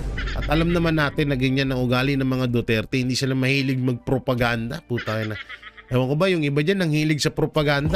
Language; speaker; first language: Filipino; native; Filipino